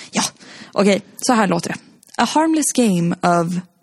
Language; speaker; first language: Swedish; native; Swedish